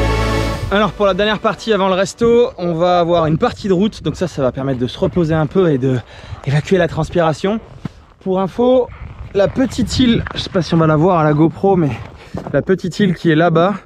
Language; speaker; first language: French; native; French